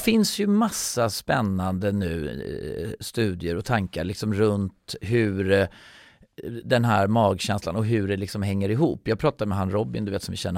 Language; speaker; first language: Swedish; native; Swedish